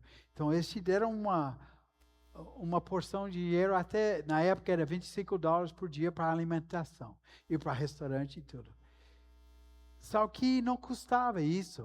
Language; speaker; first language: Portuguese; non-native, fluent; English